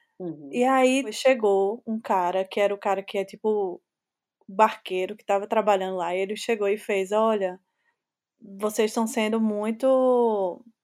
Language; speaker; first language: Portuguese; native; Portuguese